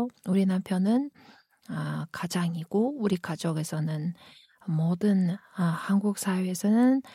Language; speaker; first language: Korean; non-native, fluent; Kyrgyz